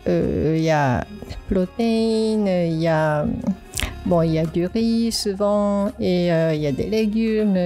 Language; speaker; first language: French; non-native, fluent; Japanese